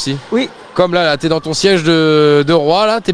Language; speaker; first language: French; native; French